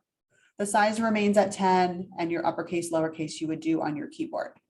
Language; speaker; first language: English; native; English